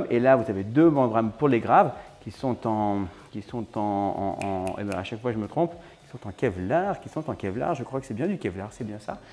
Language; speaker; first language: French; native; French